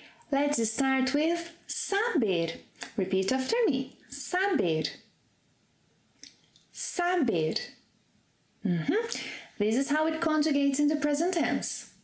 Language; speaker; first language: English; non-native, fluent; Portuguese